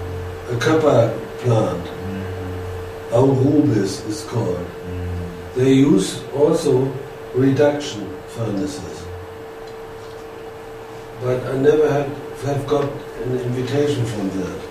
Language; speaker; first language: English; non-native, fluent; German